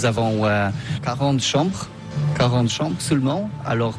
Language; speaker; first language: French; non-native, learner; Polish